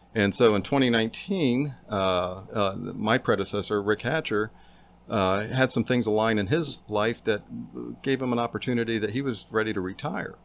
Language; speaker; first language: English; native; English